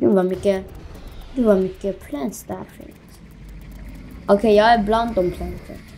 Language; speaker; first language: Swedish; early bilingual, other home language; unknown